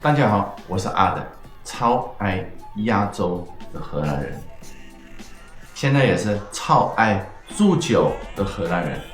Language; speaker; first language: Chinese; non-native, fluent; Dutch